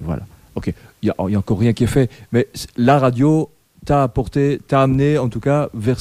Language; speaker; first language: French; native; French